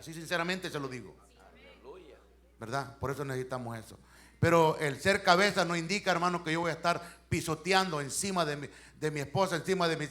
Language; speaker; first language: Spanish; native; Spanish